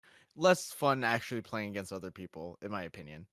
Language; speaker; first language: English; native; English